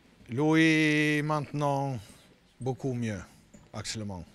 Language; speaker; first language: French; non-native, learner; Swedish